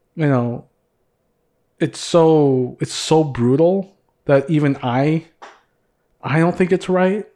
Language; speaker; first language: English; early bilingual, other home language; Cebuano